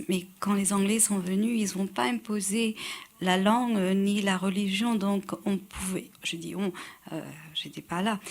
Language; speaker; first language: French; non-native, local second language; Morisyen